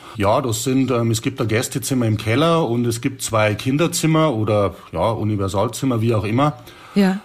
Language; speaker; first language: German; native; German